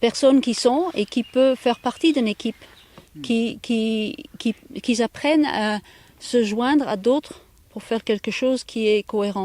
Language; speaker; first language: French; non-native, fluent; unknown